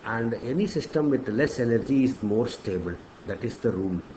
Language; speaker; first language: English; non-native, local second language; Tamil